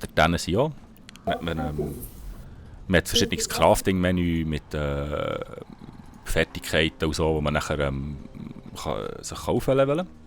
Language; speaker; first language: German; native; German